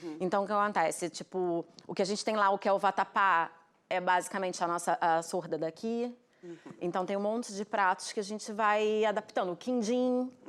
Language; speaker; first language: Portuguese; native; Portuguese